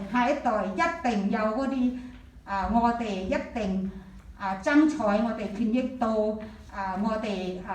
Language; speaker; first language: Cantonese; non-native, fluent; Thai